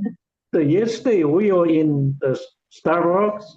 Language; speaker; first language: English; non-native, learner; Korean